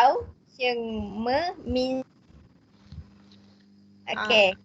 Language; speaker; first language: Chinese; non-native, learner; Malay